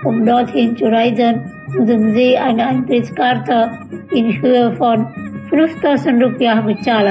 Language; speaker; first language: German; non-native, learner; Indonesian